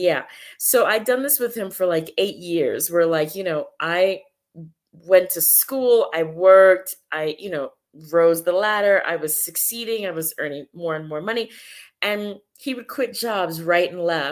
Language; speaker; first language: English; early bilingual, other home language; Spanish